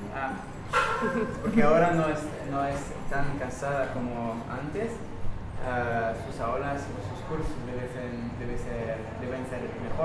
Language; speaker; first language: Spanish; non-native, learner; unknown